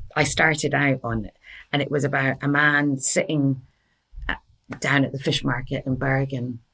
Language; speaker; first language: English; early bilingual, other home language; Norwegian